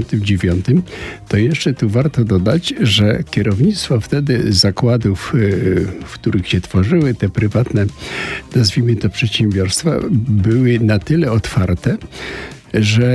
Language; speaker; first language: Polish; native; Polish